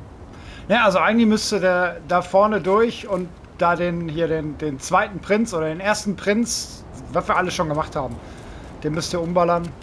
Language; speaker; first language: German; native; German